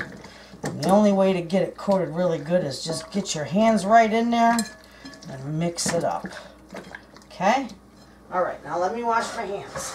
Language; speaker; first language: English; native; English